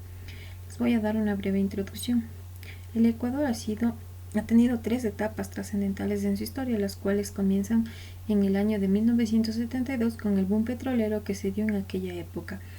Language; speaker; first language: Spanish; native; Spanish